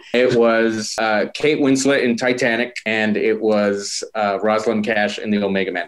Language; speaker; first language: English; native; English